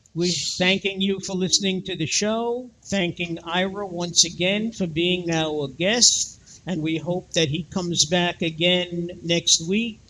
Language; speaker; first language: English; native; English